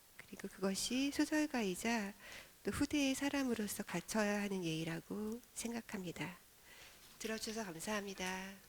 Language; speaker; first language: Korean; native; Korean